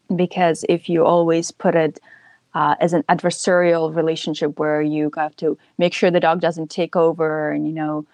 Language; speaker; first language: English; early bilingual, other home language; Ukrainian